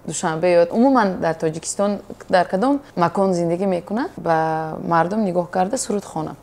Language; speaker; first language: Tajik; non-native, local second language; Uzbek